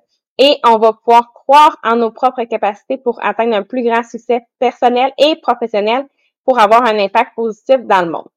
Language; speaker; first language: French; native; French